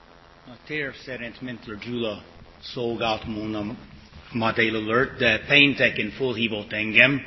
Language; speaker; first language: Hungarian; non-native, fluent; English